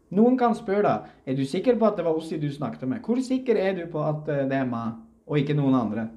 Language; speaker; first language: Norwegian; early bilingual, other home language; Uzbek